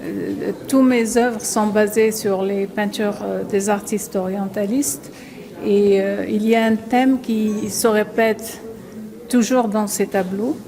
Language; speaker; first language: French; non-native, local second language; Arabic